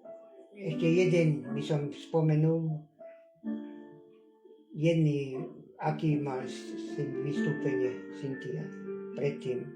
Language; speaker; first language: Slovak; non-native, local second language; Hungarian